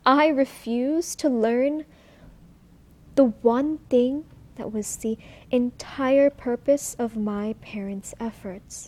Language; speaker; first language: English; early bilingual, other home language; Marathi